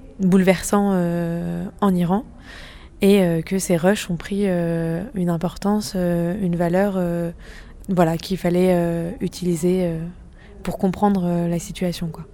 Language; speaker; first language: French; native; French